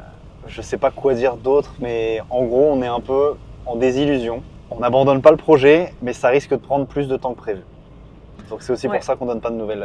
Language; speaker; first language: French; native; French